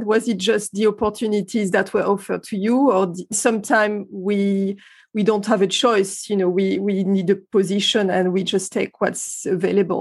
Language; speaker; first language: English; non-native, fluent; French